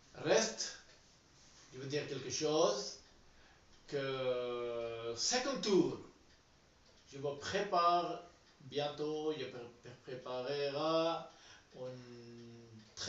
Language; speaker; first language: French; non-native, learner; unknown